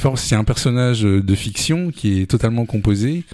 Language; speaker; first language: French; native; French